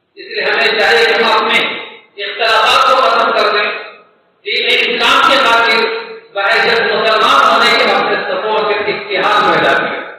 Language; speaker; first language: Urdu; native; Urdu